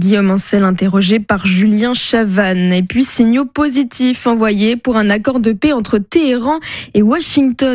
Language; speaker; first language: French; native; French